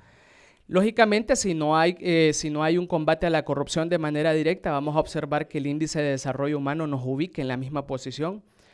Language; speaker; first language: Spanish; native; Spanish